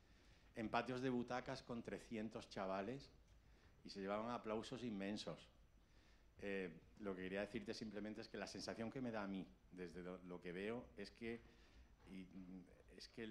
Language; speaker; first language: Spanish; native; Spanish